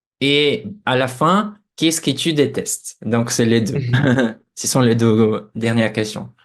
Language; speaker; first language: French; non-native, fluent; Portuguese